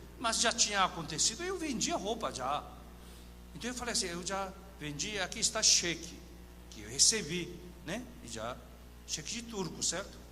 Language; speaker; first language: Portuguese; non-native, fluent; Korean